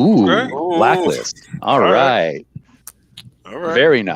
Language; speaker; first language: English; native; English